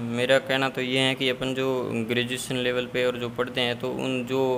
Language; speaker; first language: Hindi; native; Hindi